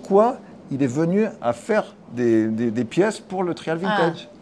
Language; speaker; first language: French; native; French